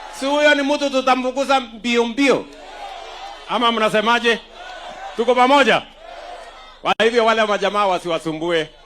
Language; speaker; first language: Swahili; non-native, local second language; Kalenjin